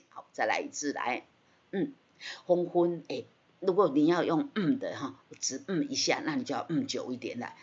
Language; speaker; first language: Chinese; non-native, local second language; Min Nan Chinese